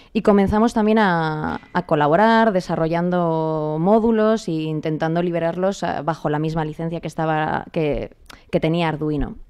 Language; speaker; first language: Spanish; native; Spanish